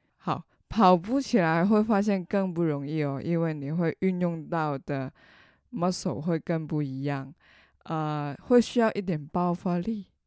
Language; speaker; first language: Chinese; non-native, local second language; Cantonese